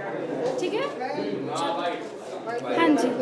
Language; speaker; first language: Hindi; native; Hindi